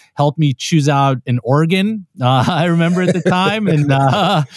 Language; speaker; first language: English; non-native, fluent; Hebrew